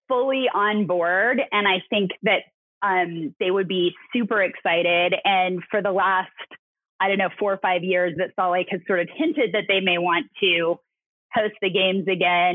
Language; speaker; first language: English; native; English